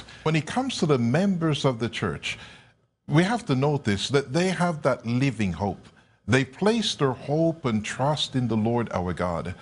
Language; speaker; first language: English; native; English